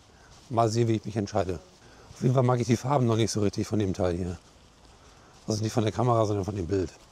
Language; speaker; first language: German; native; German